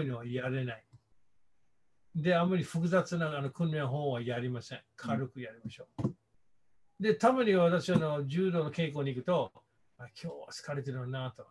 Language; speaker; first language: Japanese; non-native, fluent; English